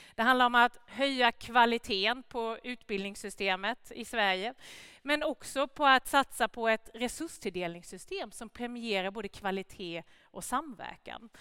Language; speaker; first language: Swedish; native; Swedish